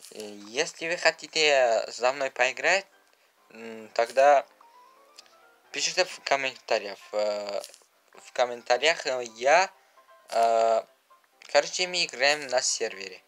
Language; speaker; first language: Russian; non-native, learner; Uzbek